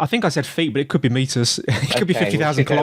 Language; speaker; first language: English; native; English